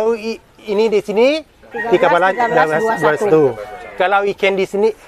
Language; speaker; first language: Indonesian; non-native, learner; Thai